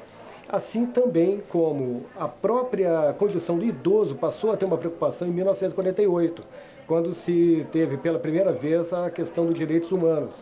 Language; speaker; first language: Portuguese; native; Portuguese